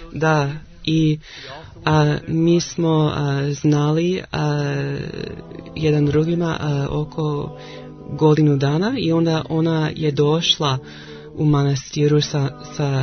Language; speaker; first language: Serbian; non-native, learner; English